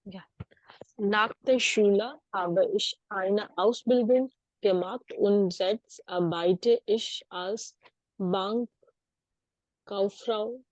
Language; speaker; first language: German; non-native, learner; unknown